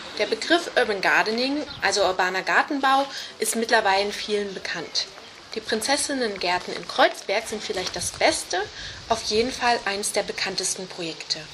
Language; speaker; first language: German; native; German